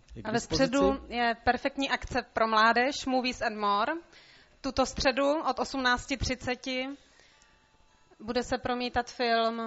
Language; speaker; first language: Czech; native; Czech